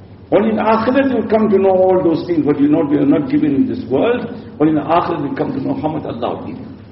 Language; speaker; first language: English; native; English